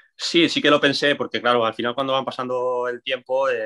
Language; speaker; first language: Spanish; native; Spanish